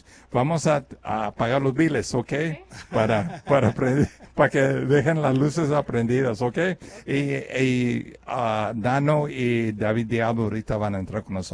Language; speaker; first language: Spanish; early bilingual, other home language; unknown